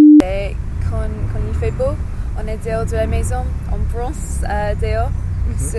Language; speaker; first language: French; non-native, learner; English